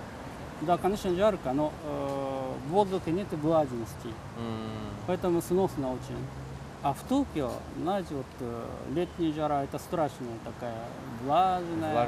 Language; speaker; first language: Russian; non-native, fluent; Japanese